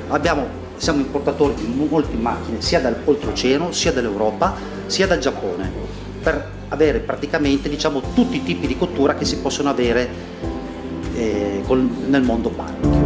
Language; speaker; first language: Italian; native; Italian